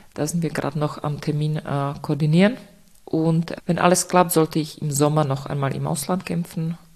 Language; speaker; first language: German; non-native, fluent; Czech